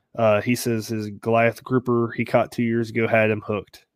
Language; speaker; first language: English; native; English